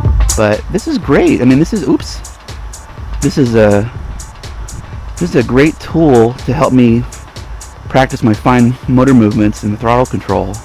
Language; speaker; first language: English; native; English